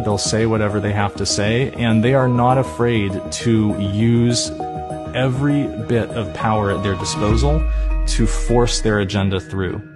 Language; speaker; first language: English; native; English